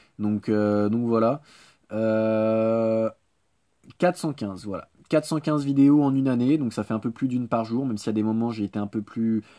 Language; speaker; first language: French; native; French